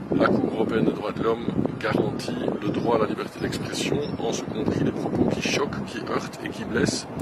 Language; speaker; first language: French; native; French